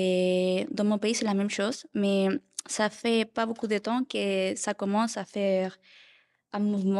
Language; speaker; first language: French; non-native, learner; Spanish